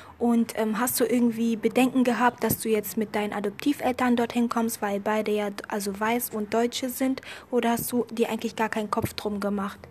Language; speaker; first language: German; native; German